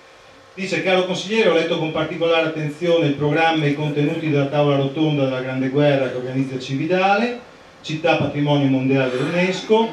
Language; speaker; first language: Italian; native; Italian